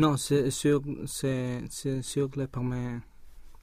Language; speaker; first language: French; non-native, learner; Spanish